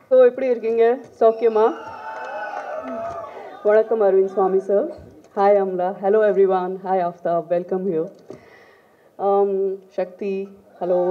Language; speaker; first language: Tamil; non-native, fluent; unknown